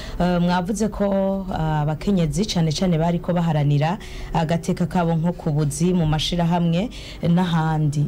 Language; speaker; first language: Rundi; native; Rundi